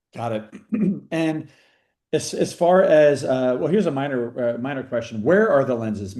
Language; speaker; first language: English; native; English